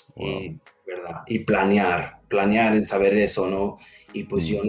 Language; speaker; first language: Spanish; early bilingual, heritage; Spanish